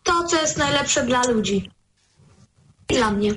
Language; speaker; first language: Polish; early bilingual, heritage; Polish